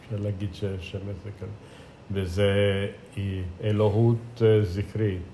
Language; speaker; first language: Hebrew; non-native, fluent; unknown